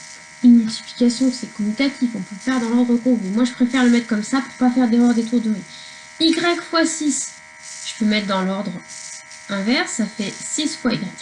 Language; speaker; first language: French; native; French